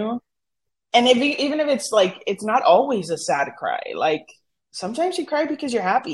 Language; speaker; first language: English; early bilingual, other home language; Spanish